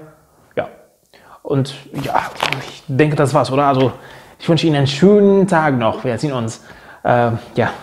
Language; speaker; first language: German; non-native, fluent; Arabic